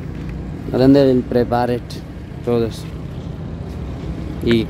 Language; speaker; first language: Spanish; non-native, learner; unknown